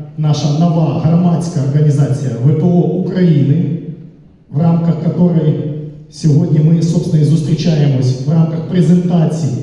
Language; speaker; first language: Ukrainian; non-native, local second language; Russian